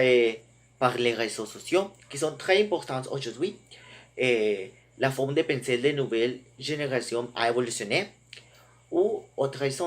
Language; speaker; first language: French; non-native, learner; Spanish